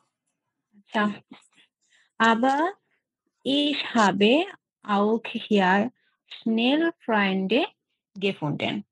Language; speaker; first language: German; non-native, learner; Bangla